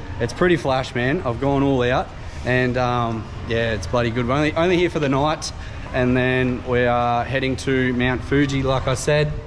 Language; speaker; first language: English; native; English